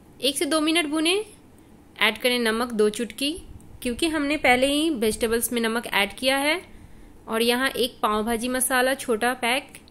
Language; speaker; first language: Hindi; native; Hindi